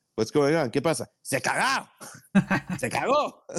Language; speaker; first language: Spanish; early bilingual, heritage; Spanish